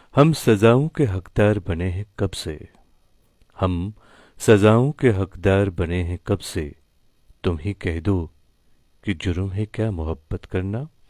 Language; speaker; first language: Hindi; non-native, local second language; Kashmiri